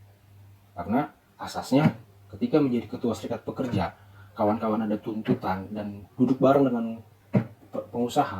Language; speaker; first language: Indonesian; native; Indonesian